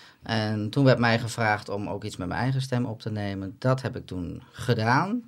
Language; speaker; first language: Dutch; native; Dutch